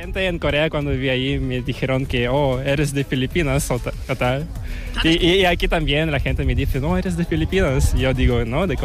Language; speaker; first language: Spanish; non-native, fluent; Korean